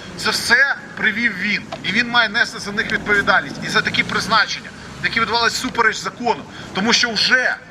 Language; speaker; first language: Ukrainian; native; Ukrainian